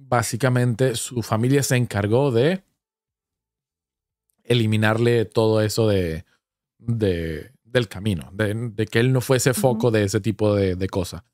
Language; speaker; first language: Spanish; native; Spanish